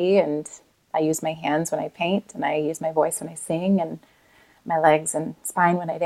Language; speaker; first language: English; native; English